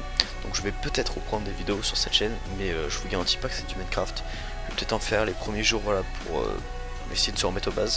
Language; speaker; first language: French; native; French